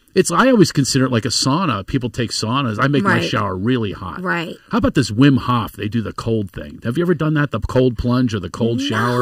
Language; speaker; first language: English; native; English